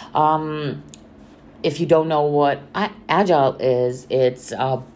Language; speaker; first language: English; non-native, fluent; Romanian